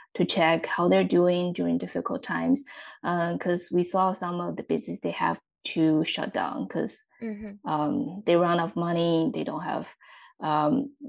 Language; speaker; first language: English; non-native, fluent; Chinese